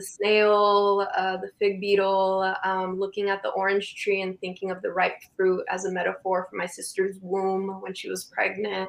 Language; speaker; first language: English; native; English